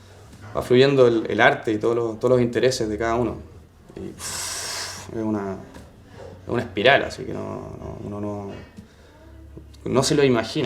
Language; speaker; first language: Spanish; native; Spanish